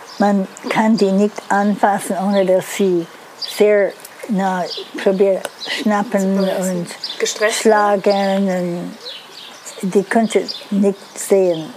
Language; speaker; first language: German; non-native, learner; Dutch